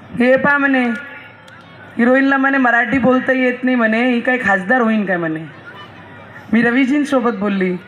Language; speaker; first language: Marathi; non-native, local second language; Hindi